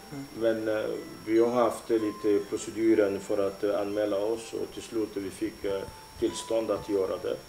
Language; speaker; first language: Swedish; non-native, fluent; Lingala